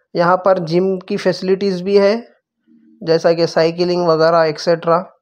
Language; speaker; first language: Hindi; non-native, local second language; Urdu